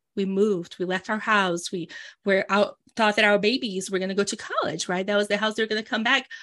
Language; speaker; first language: English; early bilingual, other home language; Portuguese